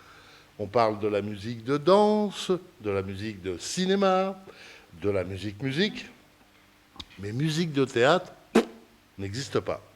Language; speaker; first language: French; early bilingual, other home language; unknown